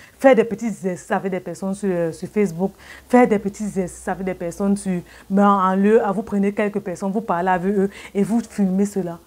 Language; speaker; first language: French; native; French